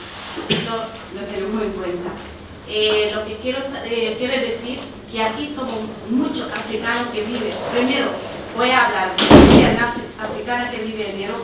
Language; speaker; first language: Spanish; non-native, learner; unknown